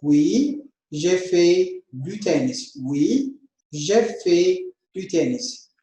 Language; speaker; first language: French; non-native, fluent; Amharic